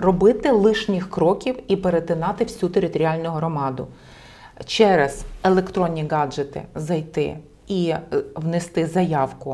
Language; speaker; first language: Ukrainian; native; Ukrainian